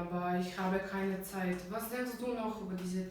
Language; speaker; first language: German; non-native, fluent; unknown